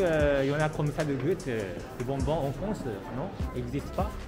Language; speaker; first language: French; non-native, learner; Japanese